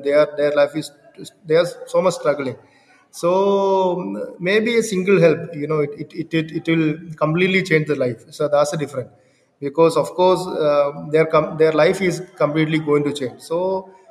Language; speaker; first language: English; non-native, local second language; Malayalam